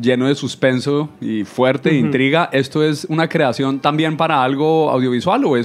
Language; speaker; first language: Spanish; native; Spanish